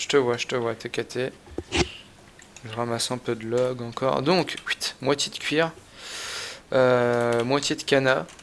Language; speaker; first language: French; native; French